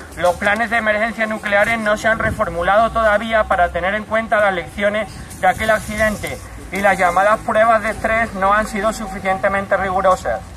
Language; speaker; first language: Spanish; native; Spanish